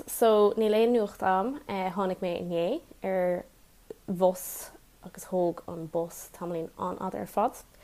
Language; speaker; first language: Irish; non-native, local second language; English